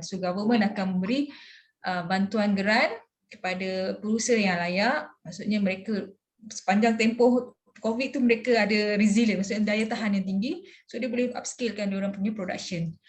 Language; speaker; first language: Malay; native; Malay